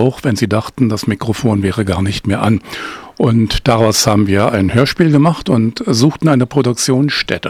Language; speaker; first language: German; native; German